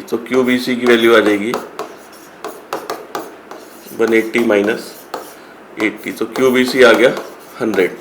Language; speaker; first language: Hindi; native; Hindi